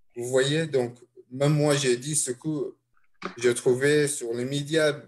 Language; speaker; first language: French; non-native, fluent; Arabic